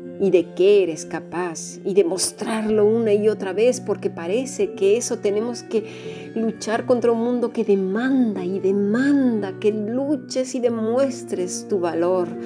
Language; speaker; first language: Spanish; native; Spanish